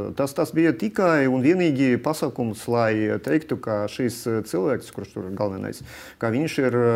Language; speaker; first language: Latvian; non-native, local second language; Russian